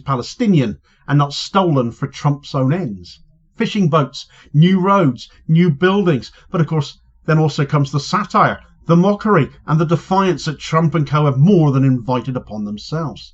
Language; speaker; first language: English; native; English